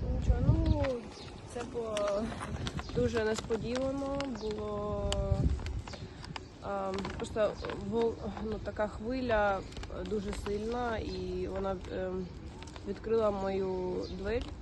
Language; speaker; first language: Ukrainian; non-native, local second language; Russian